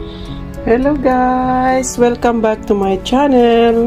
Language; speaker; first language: English; non-native, local second language; Filipino